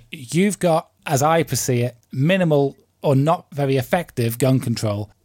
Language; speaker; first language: English; native; English